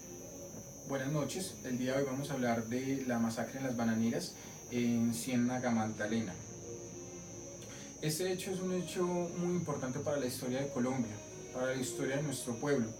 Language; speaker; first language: Spanish; native; Spanish